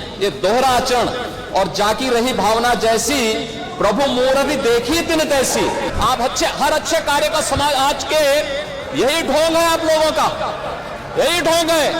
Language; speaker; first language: Hindi; native; Hindi